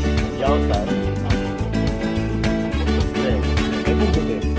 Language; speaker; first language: Hebrew; non-native, fluent; English